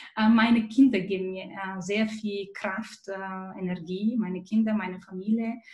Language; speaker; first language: German; non-native, fluent; Bulgarian